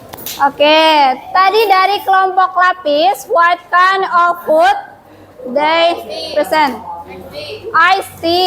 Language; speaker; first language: English; non-native, fluent; Indonesian